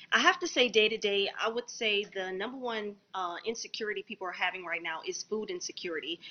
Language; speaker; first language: English; native; English